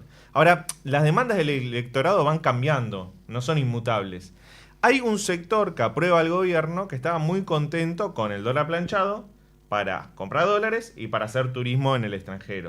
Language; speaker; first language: Spanish; native; Spanish